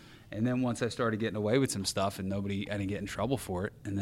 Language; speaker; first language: English; native; English